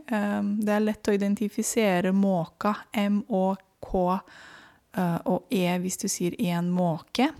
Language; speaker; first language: Norwegian; non-native, fluent; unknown